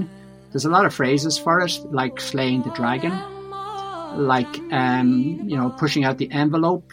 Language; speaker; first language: English; native; English